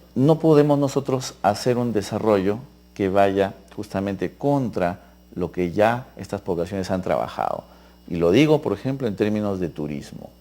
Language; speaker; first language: Spanish; native; Spanish